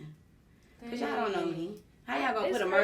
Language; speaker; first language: English; native; English